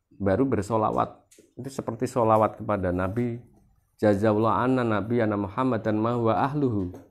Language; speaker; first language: Indonesian; non-native, local second language; Javanese